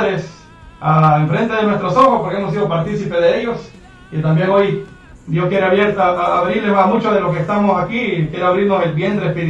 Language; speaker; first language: Spanish; native; Spanish